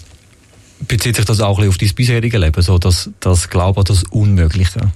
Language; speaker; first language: German; native; German